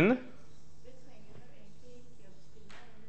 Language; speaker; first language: Norwegian; native; Norwegian